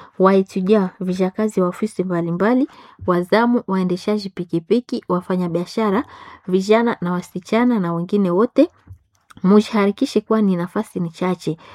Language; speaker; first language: Swahili; non-native, local second language; Nande